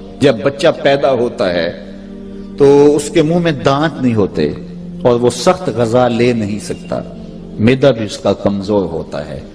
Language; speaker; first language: Urdu; non-native, local second language; Punjabi